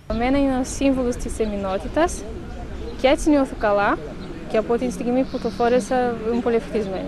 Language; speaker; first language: Greek; non-native, learner; Portuguese